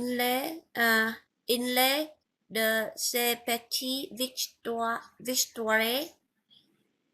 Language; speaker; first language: French; non-native, learner; Vietnamese